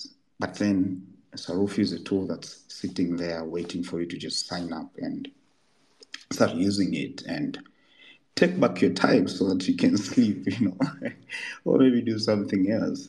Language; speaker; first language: English; non-native, local second language; Swahili